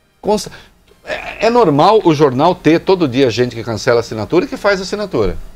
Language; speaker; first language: Portuguese; native; Portuguese